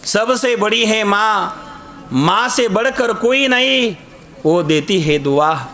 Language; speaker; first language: Hindi; non-native, local second language; Marathi